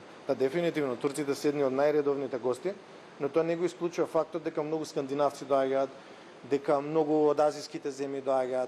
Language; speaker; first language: Macedonian; native; Macedonian